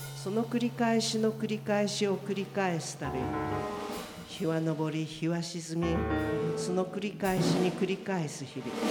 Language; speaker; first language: Japanese; native; Japanese